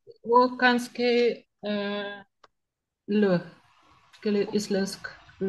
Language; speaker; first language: Icelandic; non-native, learner; Polish